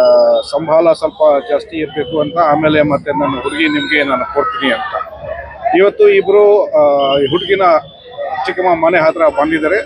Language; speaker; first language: Kannada; non-native, fluent; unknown